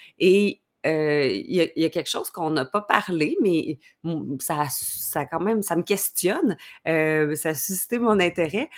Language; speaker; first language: French; native; French